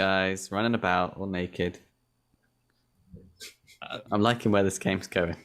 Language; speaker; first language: English; native; English